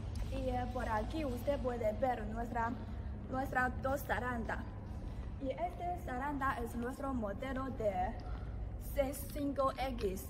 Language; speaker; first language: Spanish; non-native, learner; Chinese